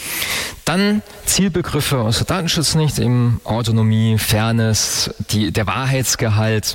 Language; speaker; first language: German; native; German